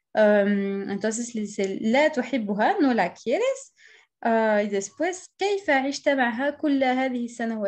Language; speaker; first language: Spanish; non-native, fluent; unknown